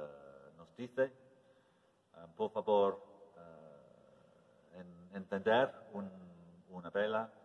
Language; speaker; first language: Spanish; non-native, learner; English